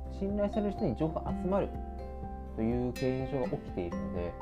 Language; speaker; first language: Japanese; native; Japanese